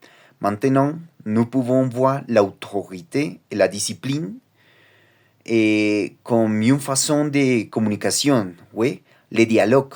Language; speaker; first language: French; non-native, learner; Spanish